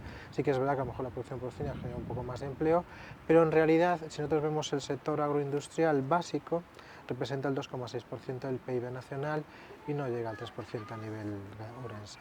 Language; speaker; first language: Spanish; native; Spanish